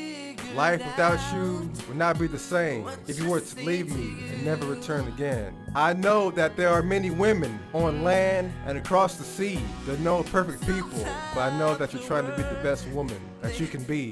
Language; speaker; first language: English; native; English